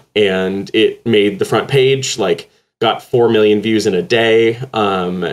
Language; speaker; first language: English; native; English